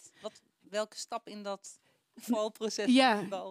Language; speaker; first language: Dutch; native; Dutch